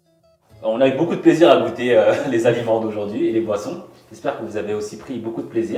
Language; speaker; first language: French; native; French